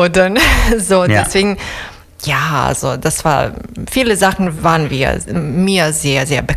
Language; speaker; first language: German; non-native, fluent; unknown